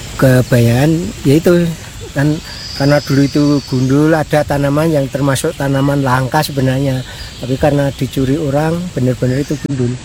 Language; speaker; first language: Indonesian; non-native, local second language; Javanese